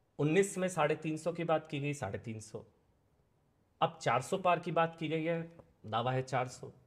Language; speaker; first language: Hindi; native; Hindi